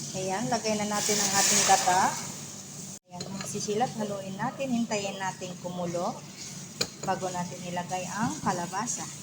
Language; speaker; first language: Filipino; non-native, local second language; Iloko